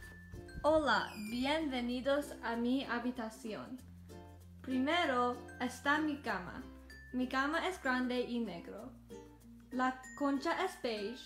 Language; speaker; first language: Spanish; non-native, learner; English